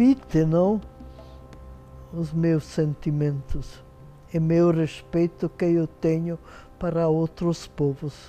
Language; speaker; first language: Portuguese; non-native, fluent; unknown